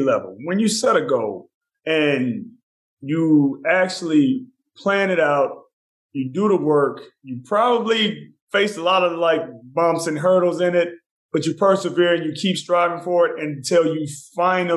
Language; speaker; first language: English; native; English